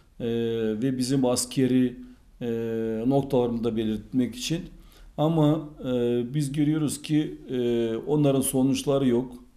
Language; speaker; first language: Turkish; non-native, fluent; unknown